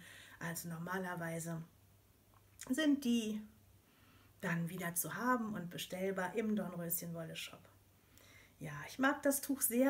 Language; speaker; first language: German; native; German